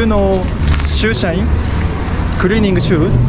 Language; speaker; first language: English; non-native, learner; Japanese